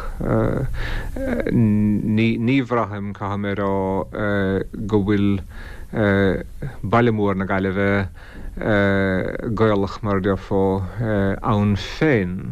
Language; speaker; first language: Irish; non-native, local second language; English